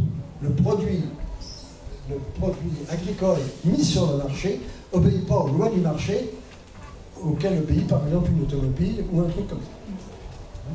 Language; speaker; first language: French; native; French